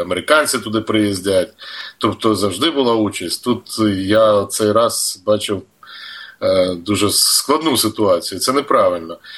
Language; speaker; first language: Ukrainian; native; Ukrainian